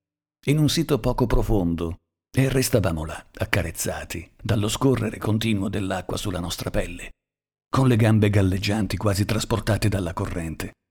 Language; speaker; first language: Italian; native; Italian